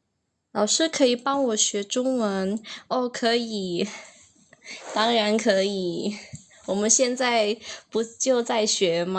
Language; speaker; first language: Chinese; early bilingual, heritage; Chinese